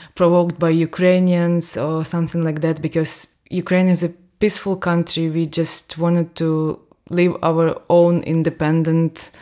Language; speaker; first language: English; non-native, fluent; Ukrainian